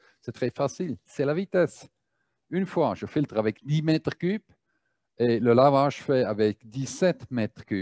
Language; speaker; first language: French; non-native, fluent; German